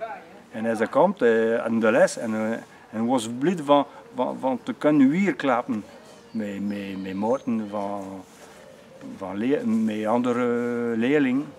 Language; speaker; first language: Dutch; non-native, local second language; French